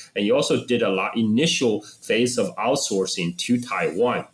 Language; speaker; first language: English; non-native, fluent; Chinese